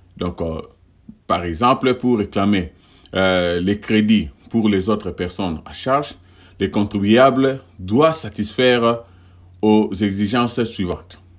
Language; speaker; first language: French; non-native, local second language; Lingala